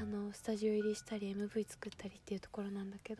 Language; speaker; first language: Japanese; native; Japanese